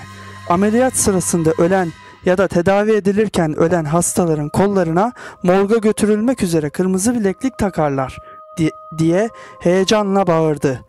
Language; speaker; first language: Turkish; native; Turkish